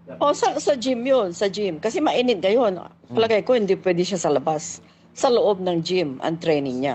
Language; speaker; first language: Filipino; non-native, local second language; Pangasinan